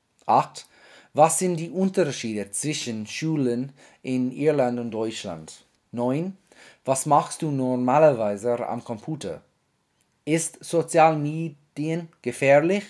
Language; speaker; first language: German; non-native, fluent; English